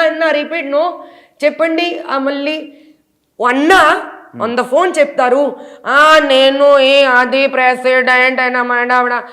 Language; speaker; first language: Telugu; non-native, local second language; Hindi